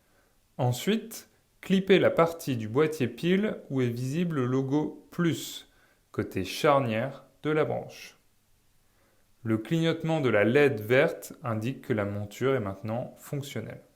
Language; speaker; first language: French; native; French